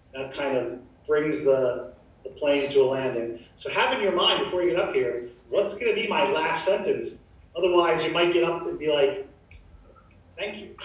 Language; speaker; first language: English; native; English